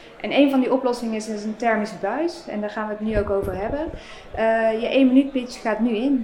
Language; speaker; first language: Dutch; native; Dutch